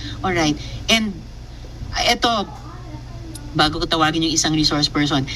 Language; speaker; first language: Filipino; native; Filipino